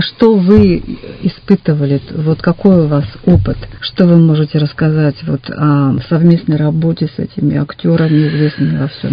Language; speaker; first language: Russian; native; Russian